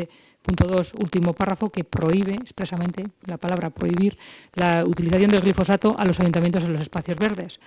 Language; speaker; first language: Spanish; native; Spanish